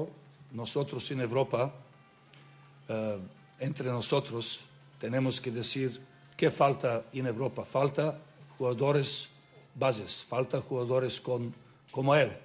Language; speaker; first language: Spanish; non-native, learner; Serbian